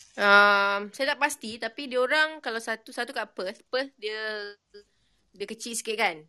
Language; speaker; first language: Malay; native; Malay